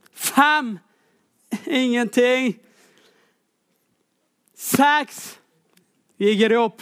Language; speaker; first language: Norwegian; non-native, fluent; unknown